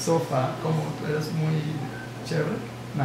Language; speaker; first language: Spanish; non-native, learner; English